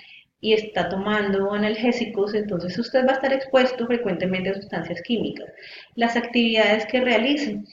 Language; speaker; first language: Spanish; native; Spanish